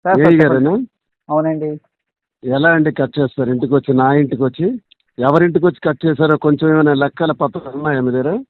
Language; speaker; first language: Telugu; native; Telugu